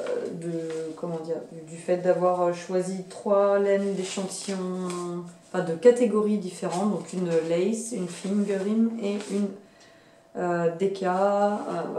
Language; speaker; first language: French; native; French